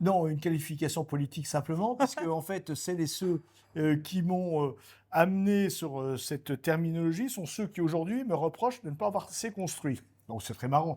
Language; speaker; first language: French; native; French